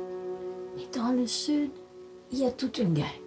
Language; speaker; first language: French; non-native, fluent; English